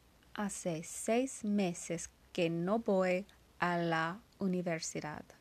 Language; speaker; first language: Spanish; non-native, learner; English